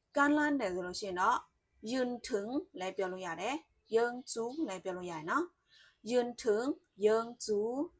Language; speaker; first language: Burmese; non-native, local second language; Shan